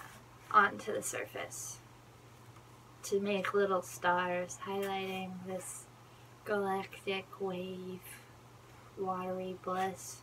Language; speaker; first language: English; native; English